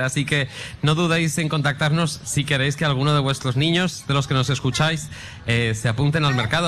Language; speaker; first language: Spanish; native; Spanish